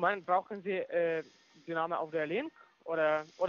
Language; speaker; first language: German; non-native, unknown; Russian